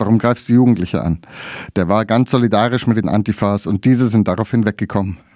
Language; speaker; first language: German; native; German